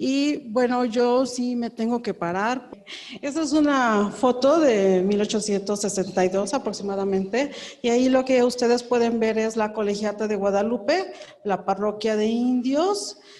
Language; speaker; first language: Spanish; native; Spanish